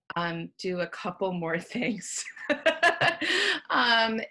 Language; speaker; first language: English; native; English